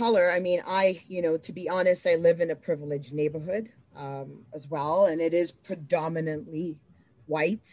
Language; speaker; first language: English; native; English